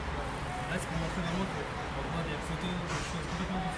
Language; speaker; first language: French; native; French